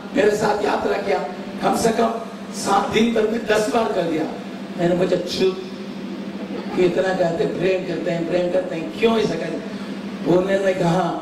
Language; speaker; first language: Hindi; non-native, local second language; Tamil